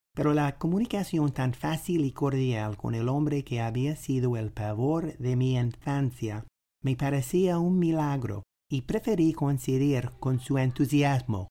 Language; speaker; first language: Spanish; non-native, fluent; English